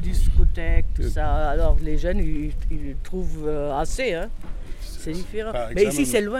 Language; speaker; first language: French; non-native, fluent; German